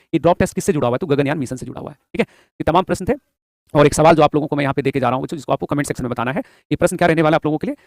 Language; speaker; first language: Hindi; native; Hindi